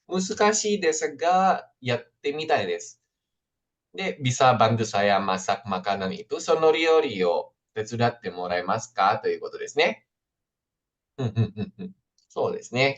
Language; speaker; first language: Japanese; non-native, fluent; Indonesian